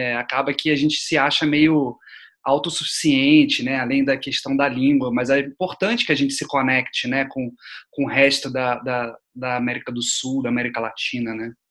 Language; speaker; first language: Portuguese; native; Portuguese